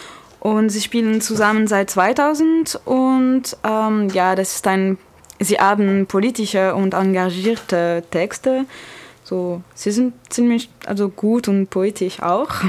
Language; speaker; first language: German; non-native, fluent; French